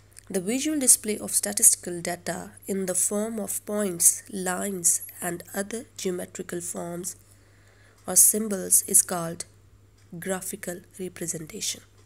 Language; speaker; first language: English; non-native, local second language; Urdu